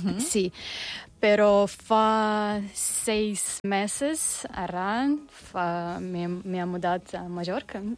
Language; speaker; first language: Catalan; non-native, learner; Russian